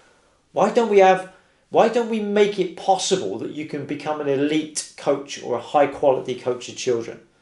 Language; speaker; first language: English; native; English